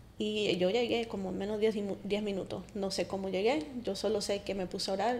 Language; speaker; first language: Spanish; early bilingual, heritage; Spanish